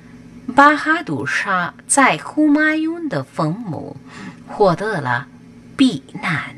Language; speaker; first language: Chinese; non-native, fluent; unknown